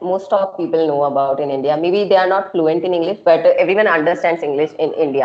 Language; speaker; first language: English; non-native, local second language; Hindi